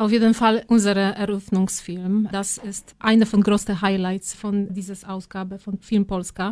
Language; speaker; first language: German; non-native, fluent; Polish